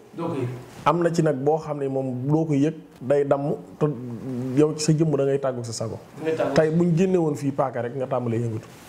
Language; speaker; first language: Wolof; native; Wolof